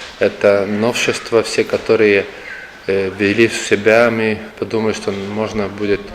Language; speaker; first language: Russian; non-native, local second language; Lithuanian